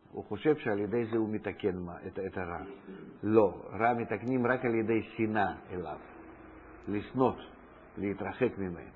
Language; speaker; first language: Hebrew; non-native, fluent; Russian